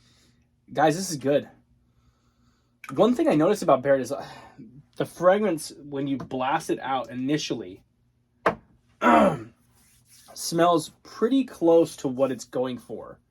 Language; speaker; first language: English; native; English